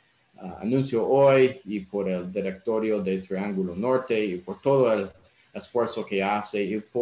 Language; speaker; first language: Spanish; non-native, fluent; English